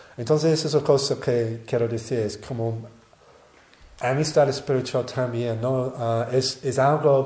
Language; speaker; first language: Spanish; non-native, learner; English